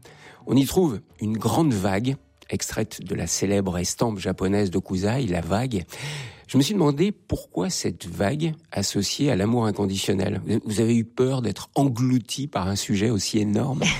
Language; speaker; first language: French; native; French